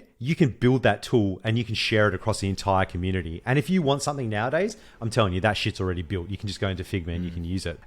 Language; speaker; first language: English; native; English